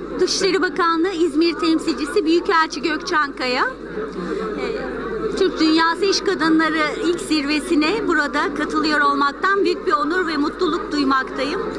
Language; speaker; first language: Turkish; native; Turkish